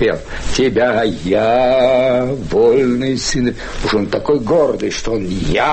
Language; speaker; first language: Russian; native; Russian